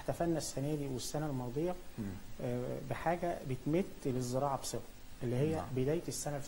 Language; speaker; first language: Arabic; native; Arabic